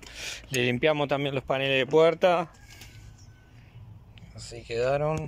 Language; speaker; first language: Spanish; native; Spanish